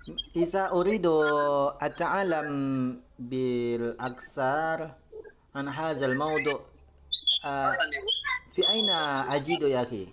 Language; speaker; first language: Arabic; non-native, learner; Indonesian